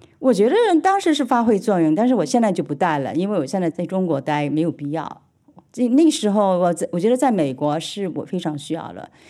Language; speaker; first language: Chinese; early bilingual, heritage; Chinese